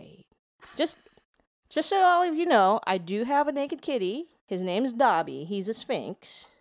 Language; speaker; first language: English; non-native, local second language; Filipino